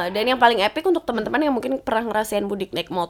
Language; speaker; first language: Indonesian; native; Indonesian